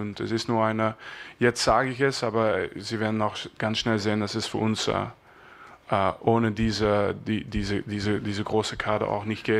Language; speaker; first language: German; non-native, fluent; French